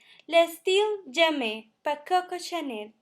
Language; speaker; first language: French; non-native, learner; Spanish